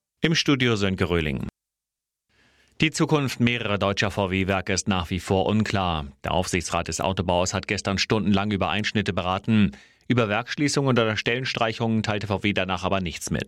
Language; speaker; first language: German; native; German